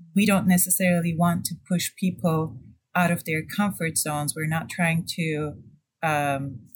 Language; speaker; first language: English; non-native, fluent; Turkish